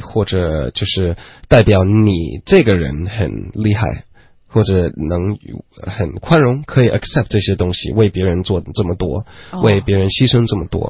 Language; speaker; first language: Chinese; native; Chinese